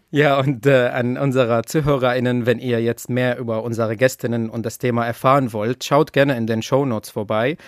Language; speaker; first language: German; non-native, fluent; Arabic